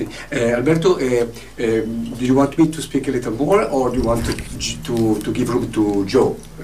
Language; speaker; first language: English; non-native, fluent; Italian